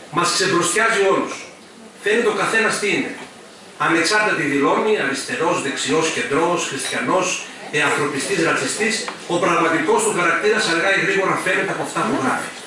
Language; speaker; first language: Greek; native; Greek